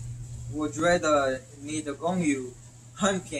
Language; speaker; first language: Chinese; non-native, learner; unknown